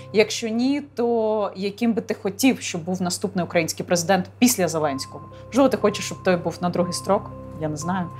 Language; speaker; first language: Ukrainian; native; Ukrainian